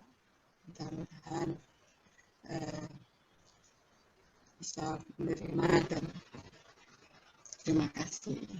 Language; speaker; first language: Indonesian; non-native, local second language; Balinese